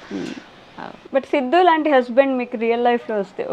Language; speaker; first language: Telugu; native; Telugu